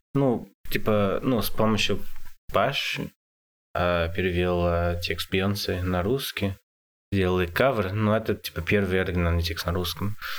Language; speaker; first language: Russian; non-native, fluent; English